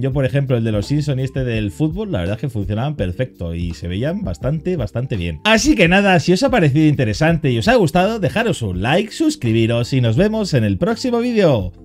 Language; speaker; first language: Spanish; native; Spanish